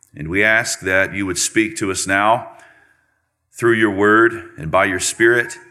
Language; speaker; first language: English; native; English